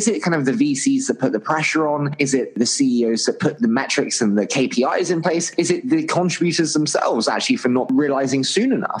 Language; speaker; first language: English; native; English